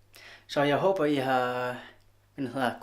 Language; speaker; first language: Danish; non-native, local second language; Kalaallisut